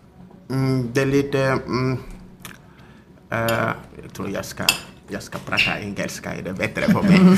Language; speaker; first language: Swedish; non-native, learner; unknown